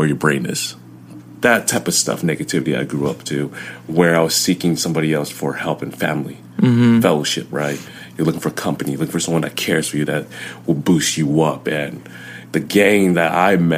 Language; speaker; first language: English; early bilingual, other home language; Vietnamese